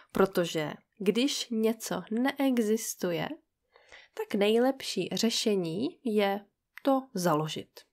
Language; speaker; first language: Czech; native; Czech